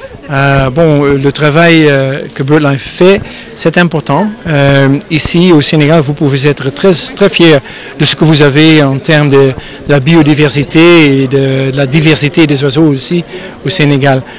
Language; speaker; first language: French; non-native, fluent; Dutch